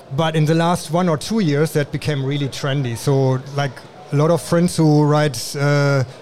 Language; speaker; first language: English; non-native, fluent; German